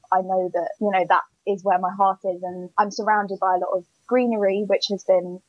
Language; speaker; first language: English; native; English